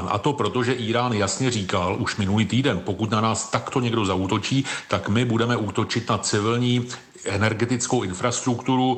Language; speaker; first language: Czech; native; Czech